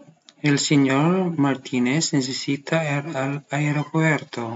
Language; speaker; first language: Spanish; non-native, learner; Filipino